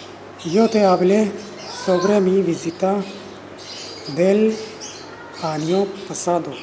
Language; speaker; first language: Spanish; non-native, learner; Urdu